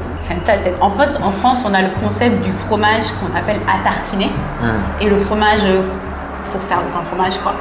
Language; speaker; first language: French; native; French